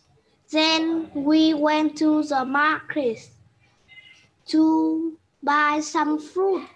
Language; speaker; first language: English; non-native, learner; Vietnamese